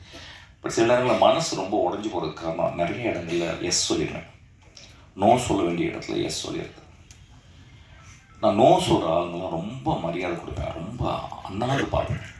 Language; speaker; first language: Tamil; native; Tamil